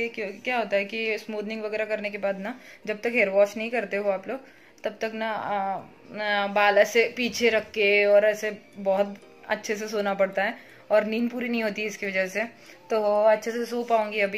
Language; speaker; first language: Hindi; native; Hindi